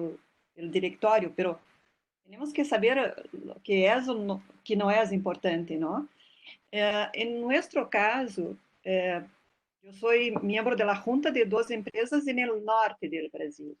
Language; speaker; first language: Spanish; non-native, fluent; Portuguese